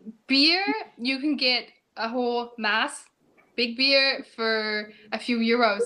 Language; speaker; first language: English; native; English